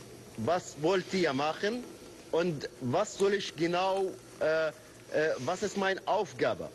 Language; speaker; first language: German; non-native, fluent; Turkish